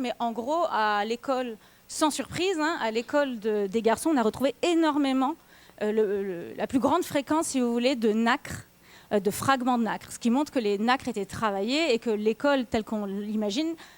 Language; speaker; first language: French; native; French